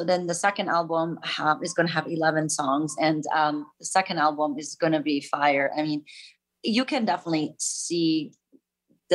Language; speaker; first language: English; non-native, fluent; German